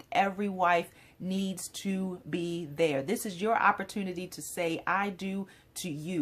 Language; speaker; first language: English; native; English